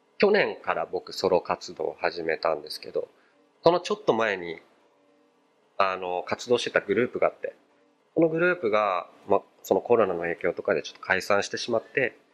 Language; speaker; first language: Japanese; early bilingual, other home language; Portuguese